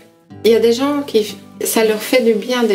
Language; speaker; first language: French; non-native, learner; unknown